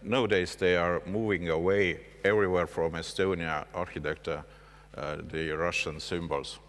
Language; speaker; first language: English; non-native, fluent; Estonian